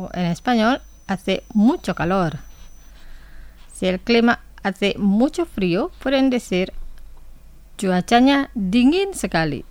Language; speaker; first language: Spanish; non-native, fluent; Indonesian